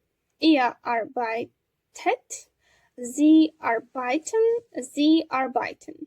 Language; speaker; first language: German; non-native, learner; Georgian